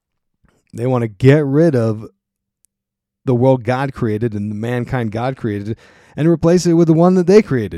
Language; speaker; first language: English; native; English